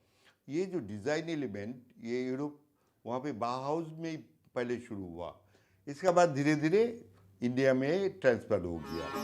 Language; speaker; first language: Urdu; non-native, local second language; Bangla